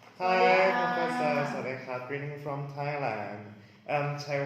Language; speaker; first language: English; non-native, learner; Thai